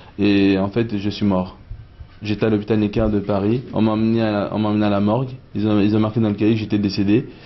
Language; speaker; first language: French; early bilingual, other home language; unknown